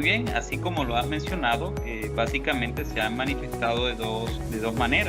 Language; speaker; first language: Spanish; native; Spanish